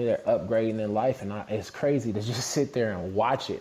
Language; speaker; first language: English; native; English